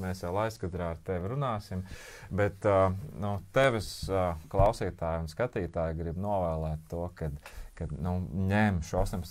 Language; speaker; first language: Latvian; native; Latvian